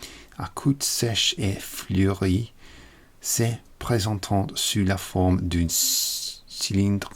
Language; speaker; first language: French; non-native, learner; English